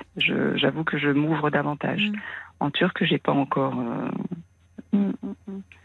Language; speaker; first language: French; native; French